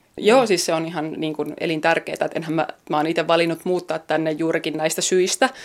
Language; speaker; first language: Finnish; native; Finnish